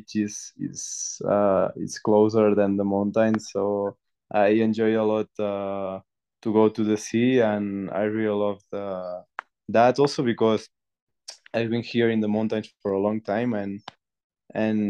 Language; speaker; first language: English; non-native, fluent; Spanish